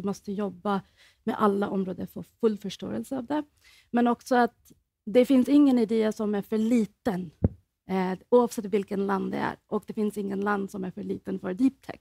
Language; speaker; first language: Swedish; non-native, fluent; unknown